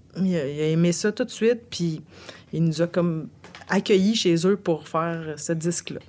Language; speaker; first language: French; native; French